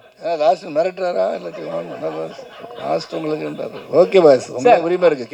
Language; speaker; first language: Tamil; native; Tamil